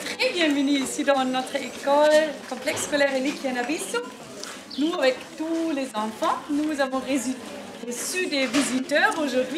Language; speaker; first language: French; non-native, fluent; German